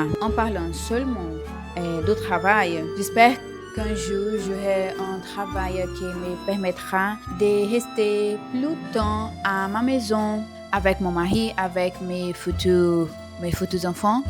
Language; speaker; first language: French; non-native, learner; Portuguese